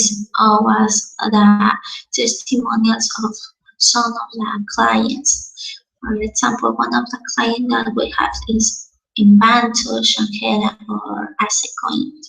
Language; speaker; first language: English; non-native, learner; Spanish